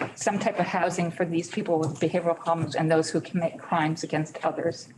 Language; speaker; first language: English; native; English